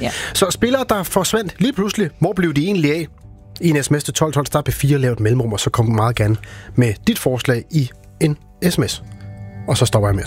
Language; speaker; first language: Danish; native; Danish